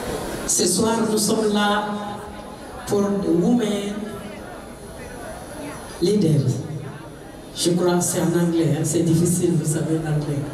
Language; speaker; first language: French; non-native, local second language; Bambara